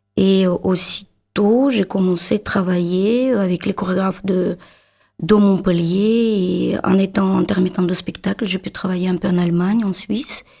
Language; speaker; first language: French; non-native, fluent; Russian